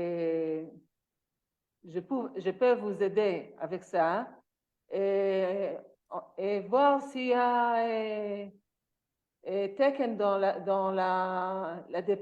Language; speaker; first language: French; non-native, learner; Hebrew